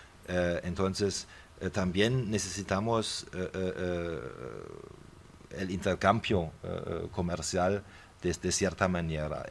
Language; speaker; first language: Spanish; non-native, fluent; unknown